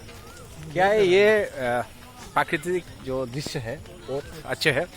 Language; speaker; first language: Hindi; non-native, learner; Bangla